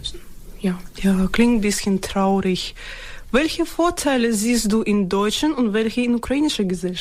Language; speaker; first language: German; non-native, fluent; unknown